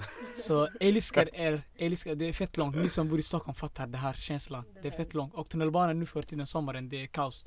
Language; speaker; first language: Swedish; non-native, fluent; Somali